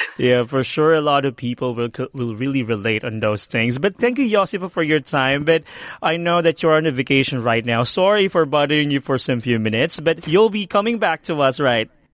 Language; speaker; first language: English; non-native, fluent; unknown